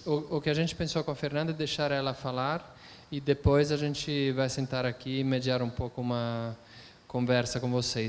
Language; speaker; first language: Portuguese; non-native, fluent; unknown